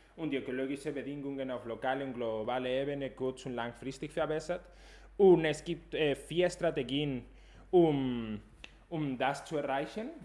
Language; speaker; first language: German; non-native, fluent; Spanish